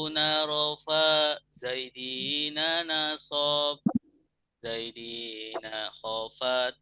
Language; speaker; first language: Arabic; non-native, fluent; Indonesian